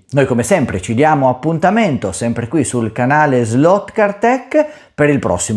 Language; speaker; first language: Italian; native; Italian